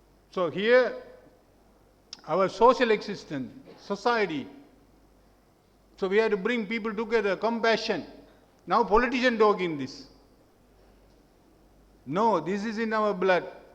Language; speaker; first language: English; non-native, local second language; Tamil